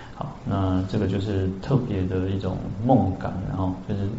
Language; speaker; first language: Chinese; native; Chinese